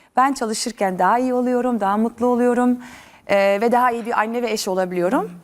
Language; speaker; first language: Turkish; early bilingual, heritage; Turkish